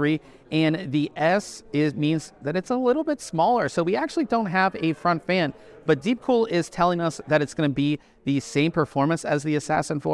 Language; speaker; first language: English; native; English